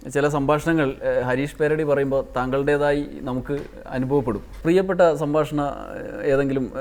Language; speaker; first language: Malayalam; native; Malayalam